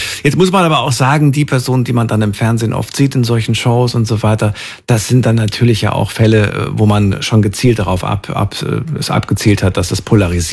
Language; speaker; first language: German; native; German